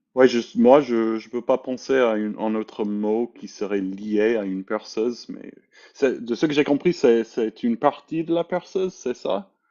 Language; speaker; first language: French; non-native, fluent; English